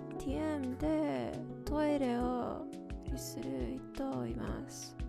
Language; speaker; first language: Japanese; non-native, learner; English